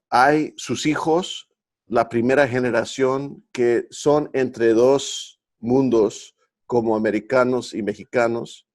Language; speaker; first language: Spanish; early bilingual, heritage; Spanish